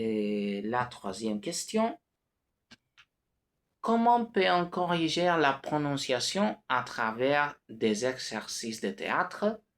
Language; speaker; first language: French; non-native, learner; Spanish